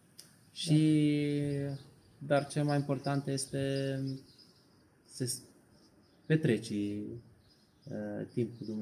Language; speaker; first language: Romanian; non-native, learner; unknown